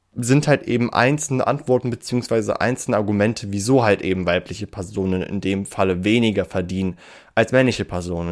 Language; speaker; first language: German; native; German